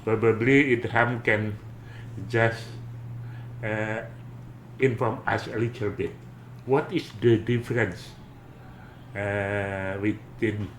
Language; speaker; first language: English; non-native, learner; Indonesian